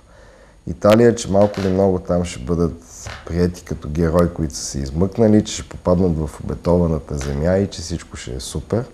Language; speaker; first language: Bulgarian; native; Bulgarian